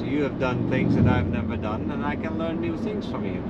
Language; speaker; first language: English; non-native, fluent; Dutch